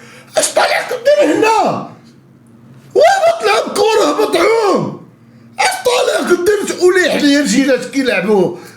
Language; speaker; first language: Arabic; native; Arabic